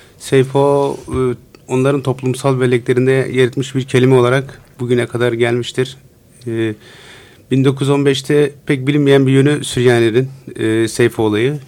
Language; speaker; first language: Turkish; non-native, local second language; Turoyo